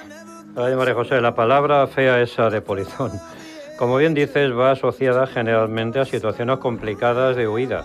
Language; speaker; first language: Spanish; native; Spanish